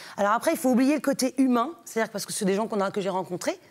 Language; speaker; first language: French; native; French